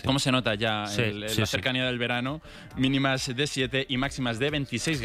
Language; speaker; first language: Spanish; native; Spanish